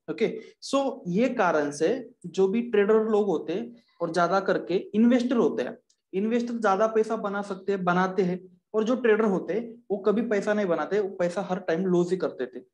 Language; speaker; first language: Hindi; non-native, local second language; Marathi